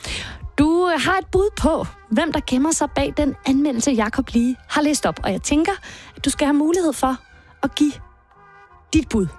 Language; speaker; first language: Danish; native; Danish